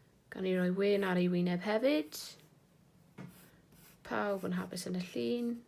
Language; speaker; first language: Welsh; non-native, local second language; English